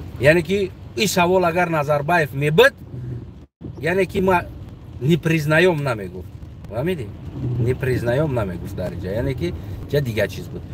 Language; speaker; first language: Tajik; non-native, local second language; Uzbek